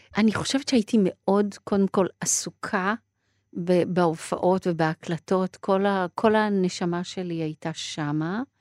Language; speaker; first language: Hebrew; early bilingual, other home language; Persian